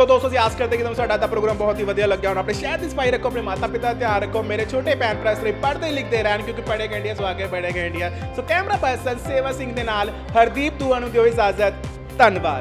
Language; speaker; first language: Hindi; non-native, local second language; Punjabi